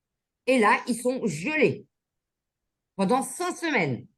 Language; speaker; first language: French; native; French